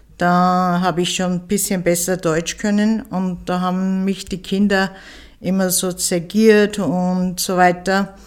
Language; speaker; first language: German; early bilingual, other home language; Turkish